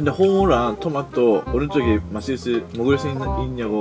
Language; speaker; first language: Korean; non-native, fluent; Japanese